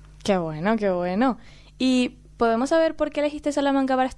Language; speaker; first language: Spanish; native; Spanish